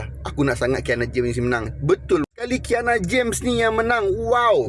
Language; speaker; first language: Malay; native; Malay